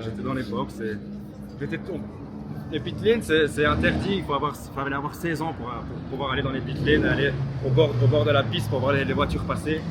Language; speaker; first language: French; native; French